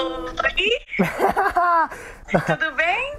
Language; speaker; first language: Portuguese; early bilingual, heritage; Portuguese